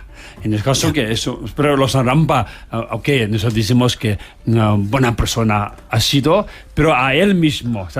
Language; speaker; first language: Spanish; non-native, learner; Tibetan